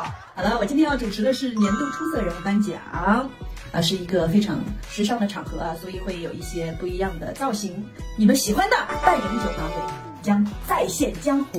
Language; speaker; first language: Chinese; native; Chinese